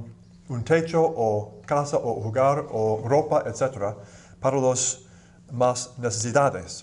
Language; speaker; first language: Spanish; non-native, fluent; English